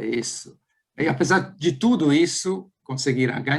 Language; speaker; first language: Portuguese; non-native, fluent; Italian